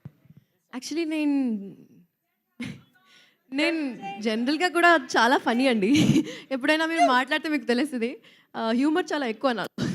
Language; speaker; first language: Telugu; non-native, local second language; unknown